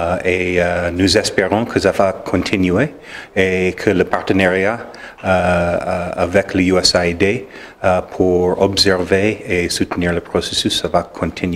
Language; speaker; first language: French; non-native, learner; English